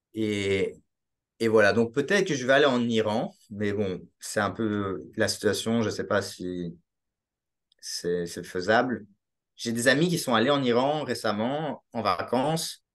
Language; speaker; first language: French; native; French